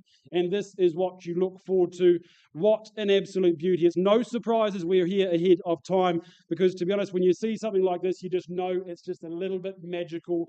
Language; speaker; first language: English; native; English